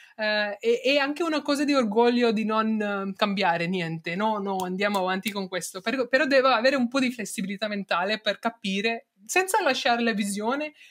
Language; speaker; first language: Italian; non-native, fluent; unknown